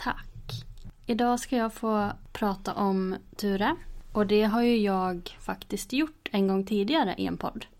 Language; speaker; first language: Swedish; native; Swedish